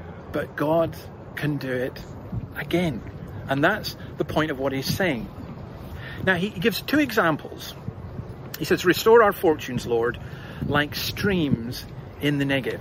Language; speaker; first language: English; native; English